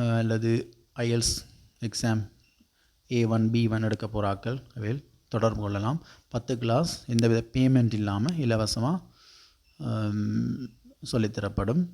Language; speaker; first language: Tamil; native; Tamil